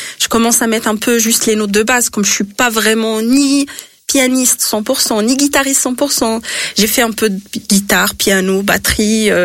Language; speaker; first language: French; non-native, local second language; Arabic